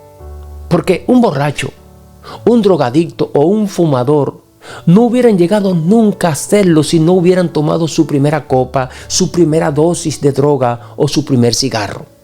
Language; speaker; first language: Spanish; native; Spanish